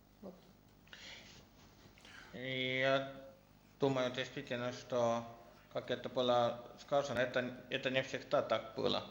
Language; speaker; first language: Russian; non-native, learner; Estonian